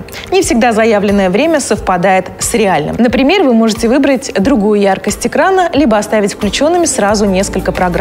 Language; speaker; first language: Russian; native; Russian